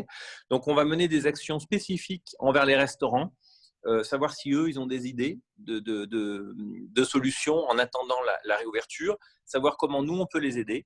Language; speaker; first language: French; native; French